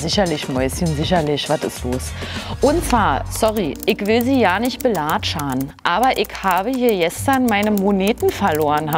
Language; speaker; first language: German; native; German